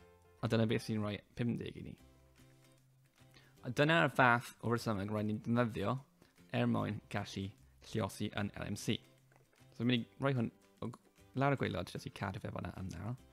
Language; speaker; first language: Welsh; native; Welsh